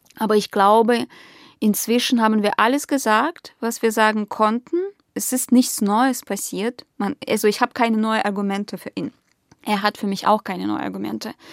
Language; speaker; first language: German; non-native, fluent; Russian